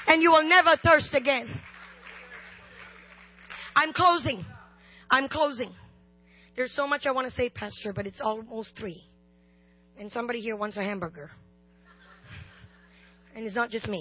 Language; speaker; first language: English; non-native, local second language; Tamil